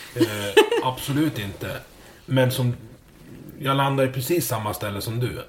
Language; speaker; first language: Swedish; native; Swedish